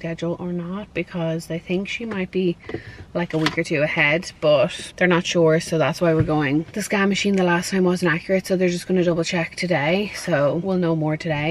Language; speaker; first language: English; native; English